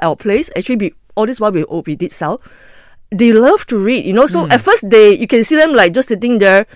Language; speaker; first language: English; non-native, local second language; Cantonese